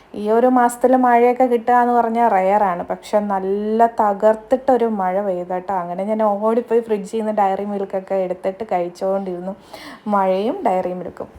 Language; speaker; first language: Malayalam; native; Malayalam